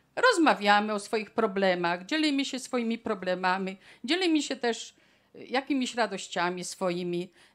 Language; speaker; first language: Polish; native; Polish